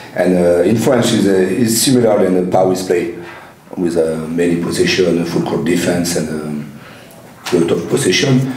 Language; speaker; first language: English; non-native, learner; French